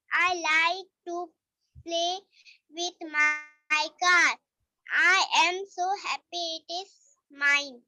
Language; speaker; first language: English; non-native, learner; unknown